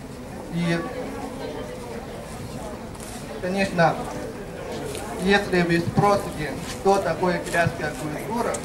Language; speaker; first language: Russian; non-native, fluent; Chinese